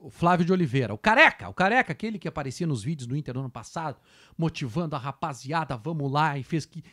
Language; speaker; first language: Portuguese; native; Portuguese